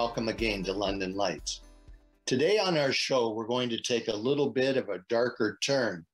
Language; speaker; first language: English; native; English